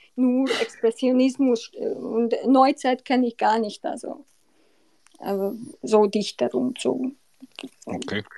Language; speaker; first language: German; non-native, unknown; Hungarian